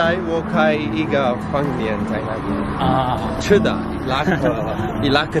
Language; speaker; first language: Chinese; non-native, learner; Arabic